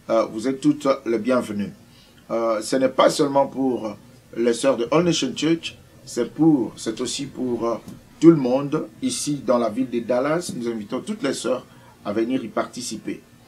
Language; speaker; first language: French; non-native, local second language; Lingala